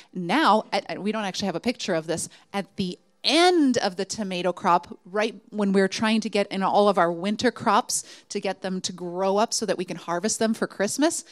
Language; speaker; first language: English; native; English